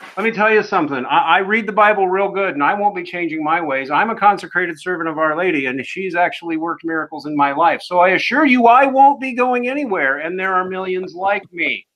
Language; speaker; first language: English; native; English